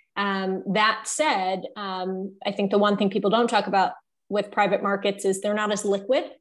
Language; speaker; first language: English; native; English